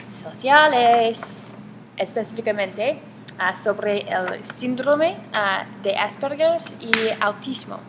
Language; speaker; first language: Spanish; non-native, learner; English